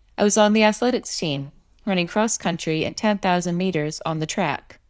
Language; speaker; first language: English; native; English